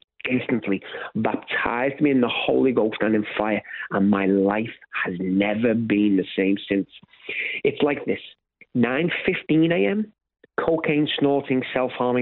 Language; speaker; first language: English; native; English